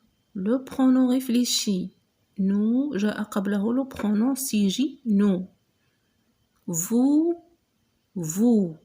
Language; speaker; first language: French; non-native, local second language; Arabic